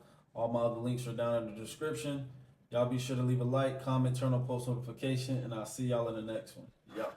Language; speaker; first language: English; native; English